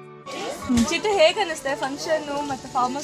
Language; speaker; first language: Kannada; native; Kannada